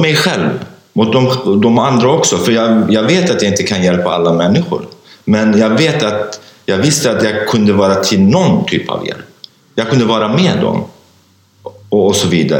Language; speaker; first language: Swedish; non-native, fluent; Kurdish